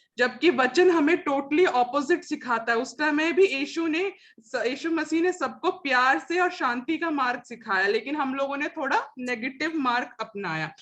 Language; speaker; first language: Hindi; non-native, local second language; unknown